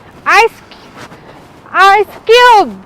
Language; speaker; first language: English; non-native, learner; Filipino